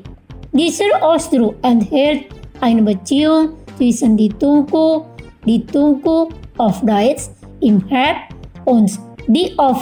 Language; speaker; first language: German; non-native, fluent; Indonesian